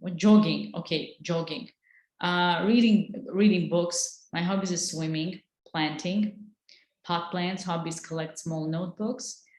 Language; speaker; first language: English; non-native, fluent; Azerbaijani